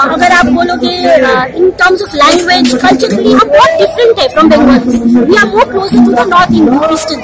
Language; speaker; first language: Hindi; non-native, local second language; Nepali